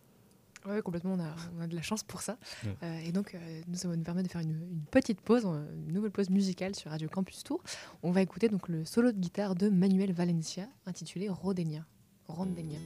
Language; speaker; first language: French; native; French